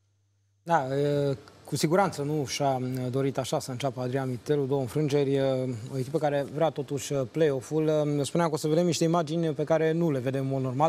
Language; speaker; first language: Romanian; native; Romanian